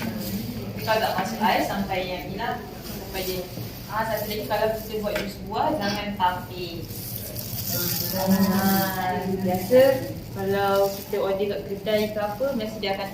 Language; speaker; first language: Malay; native; Malay